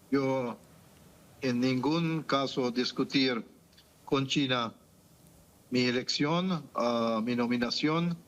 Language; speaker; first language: Spanish; non-native, fluent; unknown